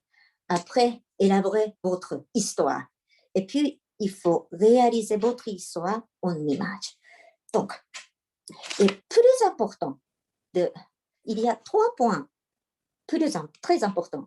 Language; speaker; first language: French; non-native, learner; Japanese